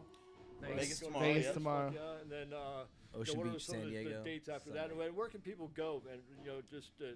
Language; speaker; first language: English; native; English